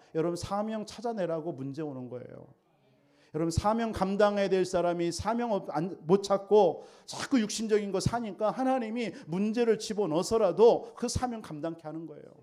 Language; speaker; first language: Korean; native; Korean